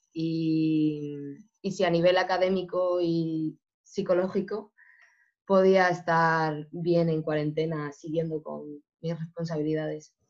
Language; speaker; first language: Spanish; native; Spanish